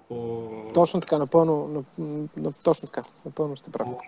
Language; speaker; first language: Bulgarian; native; Bulgarian